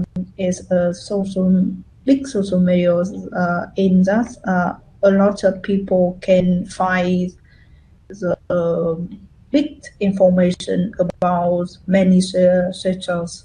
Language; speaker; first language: English; non-native, learner; Vietnamese